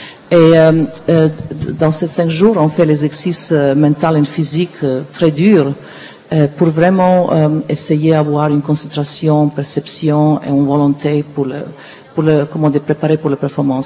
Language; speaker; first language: French; non-native, learner; Serbian